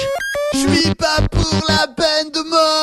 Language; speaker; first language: French; native; French